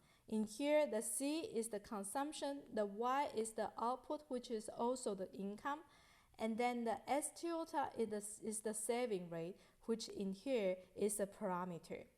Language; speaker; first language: English; non-native, fluent; Chinese